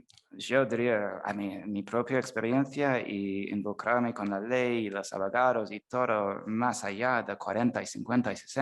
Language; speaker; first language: Spanish; non-native, fluent; English